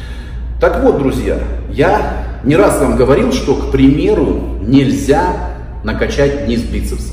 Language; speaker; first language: Russian; native; Russian